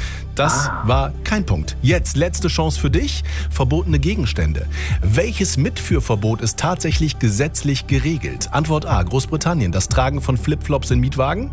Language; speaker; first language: German; native; German